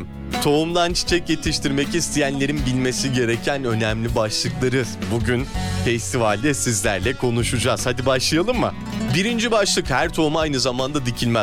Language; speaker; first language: Turkish; native; Turkish